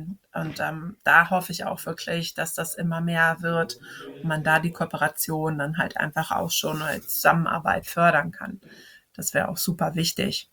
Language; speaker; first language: German; native; German